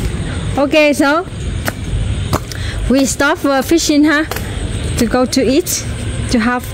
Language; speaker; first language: English; non-native, learner; Vietnamese